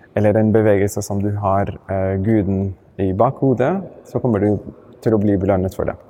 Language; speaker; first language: Norwegian; non-native, fluent; Arabic